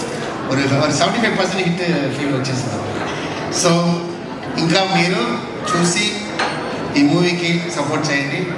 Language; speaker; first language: Telugu; non-native, fluent; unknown